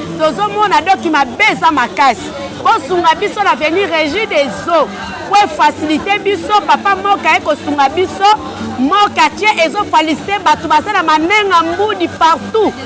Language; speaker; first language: Lingala; native; Lingala